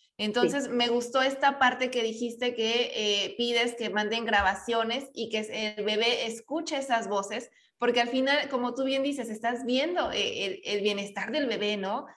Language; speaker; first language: Spanish; native; Spanish